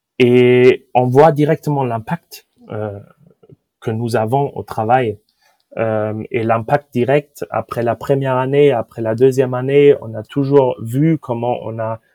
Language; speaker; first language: French; non-native, fluent; German